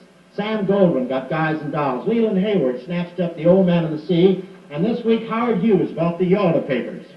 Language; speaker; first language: English; native; English